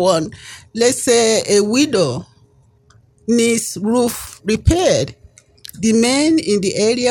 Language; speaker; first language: English; non-native, local second language; Igbo